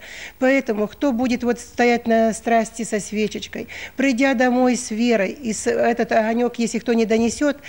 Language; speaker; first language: Russian; native; Russian